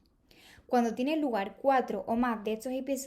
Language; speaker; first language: Spanish; native; Spanish